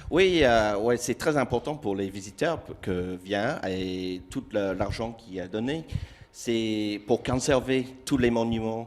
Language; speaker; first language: French; non-native, learner; English